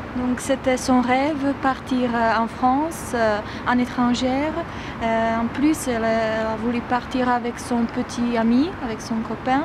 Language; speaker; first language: French; non-native, fluent; Czech